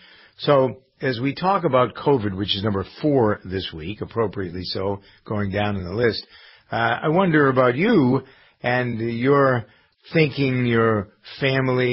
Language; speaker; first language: English; native; English